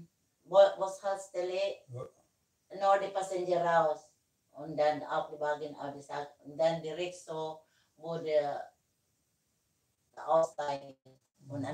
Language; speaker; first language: German; non-native, learner; Filipino